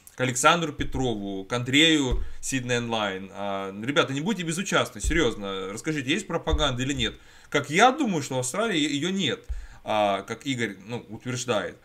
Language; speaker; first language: Russian; native; Russian